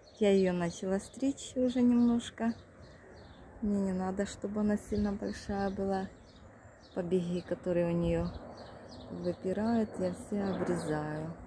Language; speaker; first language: Russian; native; Russian